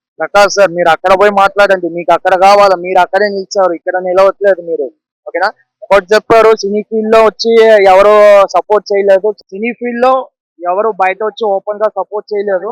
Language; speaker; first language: Telugu; native; Telugu